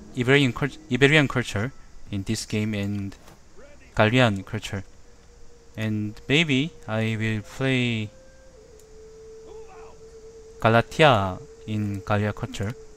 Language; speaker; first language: English; non-native, learner; Korean